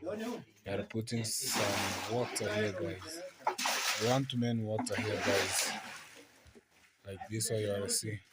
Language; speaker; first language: English; non-native, learner; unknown